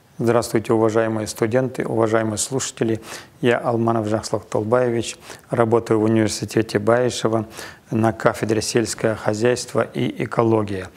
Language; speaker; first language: Russian; non-native, local second language; Kazakh